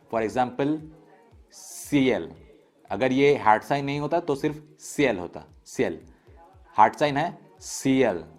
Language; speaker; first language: Hindi; native; Hindi